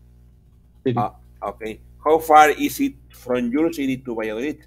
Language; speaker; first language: English; non-native, fluent; Spanish